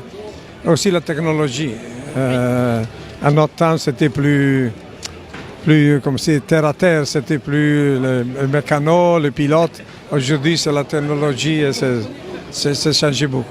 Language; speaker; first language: French; non-native, learner; Italian